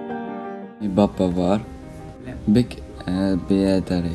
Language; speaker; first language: Swedish; non-native, learner; Arabic